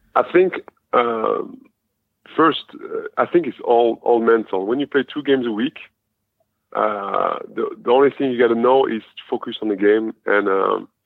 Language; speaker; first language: English; non-native, fluent; French